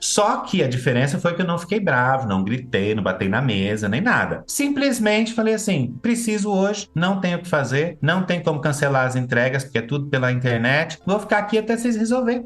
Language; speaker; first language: Portuguese; native; Portuguese